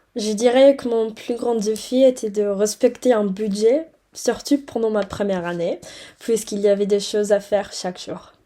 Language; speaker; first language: French; non-native, fluent; English